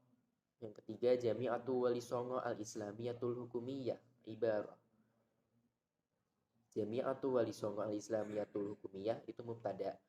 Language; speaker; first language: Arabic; non-native, learner; Indonesian